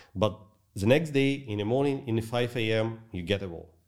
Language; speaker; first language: English; non-native, learner; Ukrainian